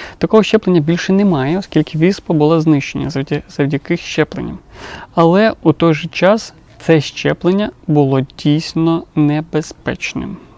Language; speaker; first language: Ukrainian; non-native, local second language; Russian